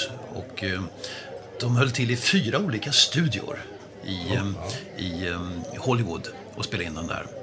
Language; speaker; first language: Swedish; native; Swedish